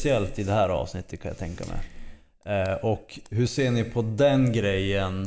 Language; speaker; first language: Swedish; native; Swedish